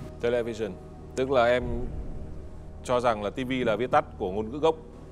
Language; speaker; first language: Vietnamese; native; Vietnamese